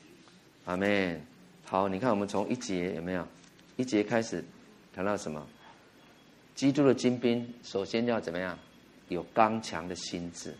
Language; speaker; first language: Chinese; native; Chinese